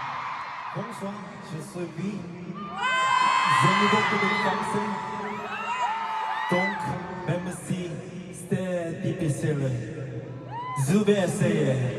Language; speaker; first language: French; non-native, learner; Korean